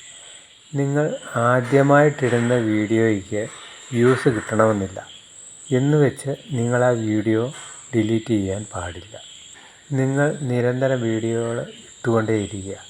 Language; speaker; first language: Malayalam; native; Malayalam